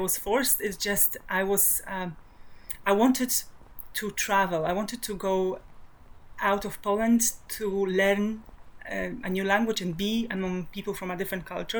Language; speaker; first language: English; non-native, fluent; Polish